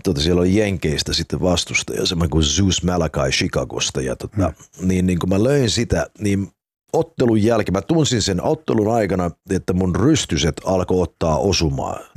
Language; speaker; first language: Finnish; early bilingual, heritage; Finnish